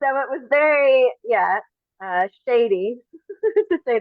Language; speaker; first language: English; native; English